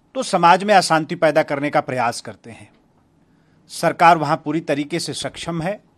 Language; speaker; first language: Hindi; native; Hindi